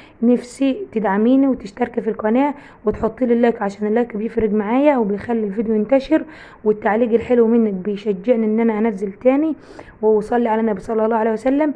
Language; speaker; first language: Arabic; native; Arabic